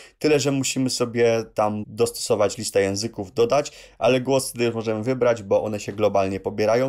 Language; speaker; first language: Polish; native; Polish